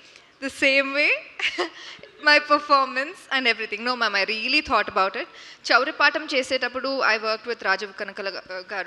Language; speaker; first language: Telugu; non-native, local second language; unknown